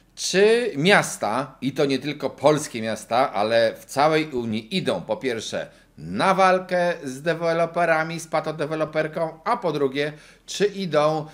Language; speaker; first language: Polish; native; Polish